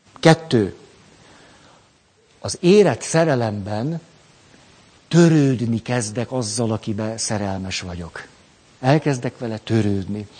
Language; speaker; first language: Hungarian; native; Hungarian